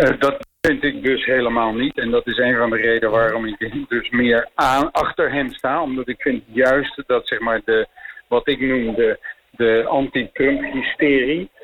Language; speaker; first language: Dutch; native; Dutch